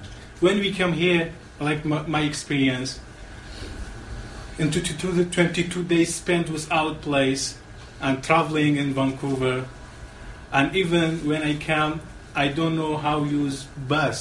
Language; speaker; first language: English; non-native, learner; Arabic